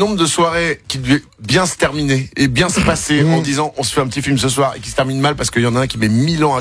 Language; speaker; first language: French; native; French